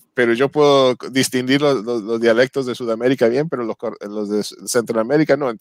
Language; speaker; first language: Spanish; native; Spanish